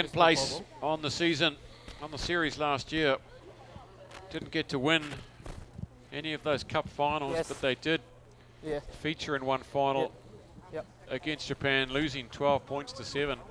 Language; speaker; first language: English; native; English